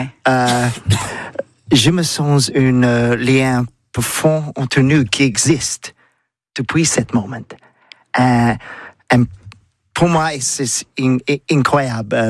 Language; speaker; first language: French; non-native, learner; English